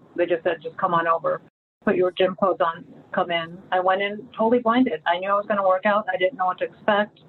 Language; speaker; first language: English; early bilingual, other home language; Filipino